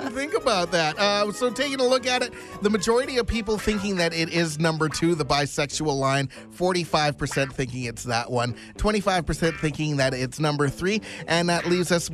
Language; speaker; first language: English; native; English